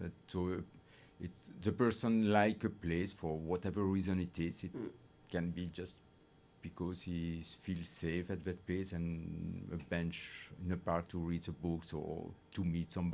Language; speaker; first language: English; non-native, learner; French